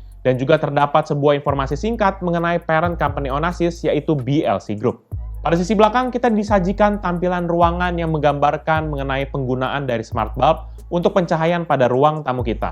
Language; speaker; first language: Indonesian; native; Indonesian